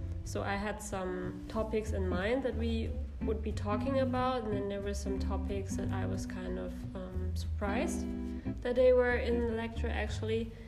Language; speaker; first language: English; non-native, fluent; German